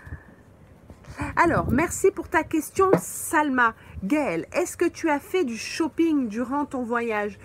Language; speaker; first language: French; native; French